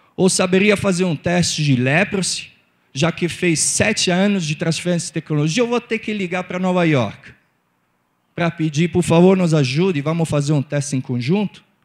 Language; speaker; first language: Portuguese; non-native, fluent; Italian